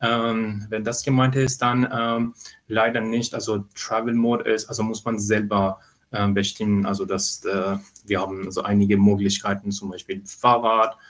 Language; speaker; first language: German; non-native, fluent; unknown